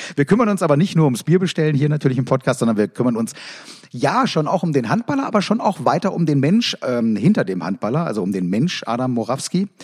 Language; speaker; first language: German; native; German